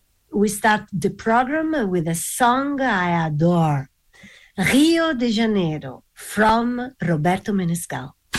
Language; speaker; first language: English; non-native, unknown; Italian